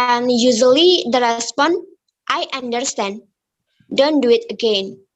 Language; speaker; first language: English; non-native, learner; Indonesian